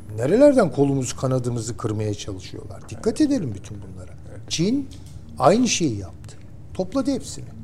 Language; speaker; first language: Turkish; native; Turkish